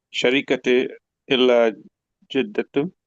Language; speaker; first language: Arabic; non-native, learner; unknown